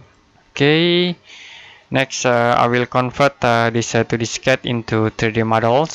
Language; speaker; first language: English; non-native, learner; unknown